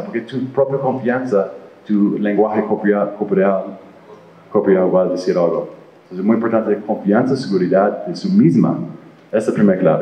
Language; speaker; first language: Spanish; non-native, fluent; English